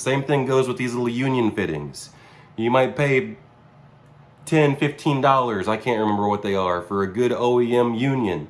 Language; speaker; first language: English; native; English